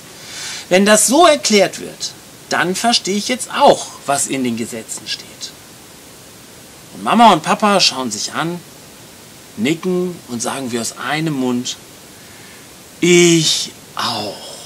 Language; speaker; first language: German; native; German